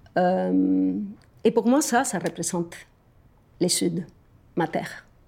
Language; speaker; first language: French; non-native, fluent; Spanish